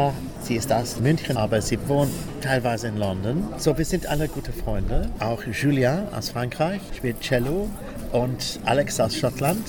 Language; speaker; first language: German; non-native, learner; English